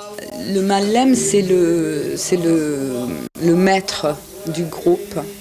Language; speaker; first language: French; non-native, fluent; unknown